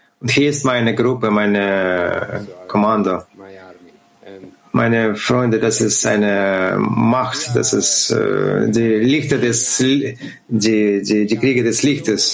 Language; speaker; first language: German; non-native, fluent; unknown